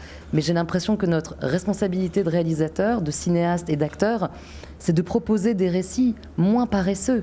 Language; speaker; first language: French; native; French